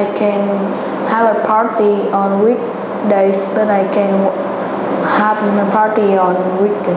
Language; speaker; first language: English; non-native, learner; Vietnamese